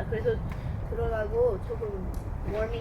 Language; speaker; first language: Korean; non-native, learner; English